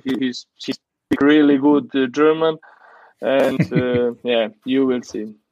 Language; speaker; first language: English; non-native, learner; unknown